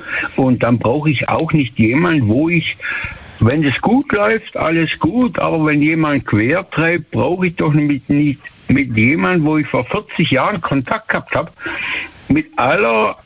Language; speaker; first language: German; native; German